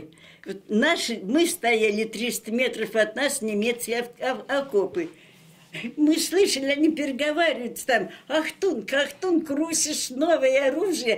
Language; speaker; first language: Russian; native; Russian